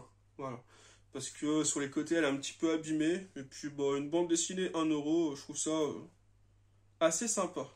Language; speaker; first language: French; native; French